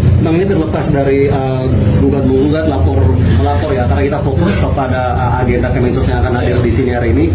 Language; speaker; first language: Indonesian; native; Indonesian